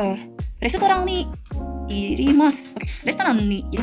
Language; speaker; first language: Japanese; non-native, learner; English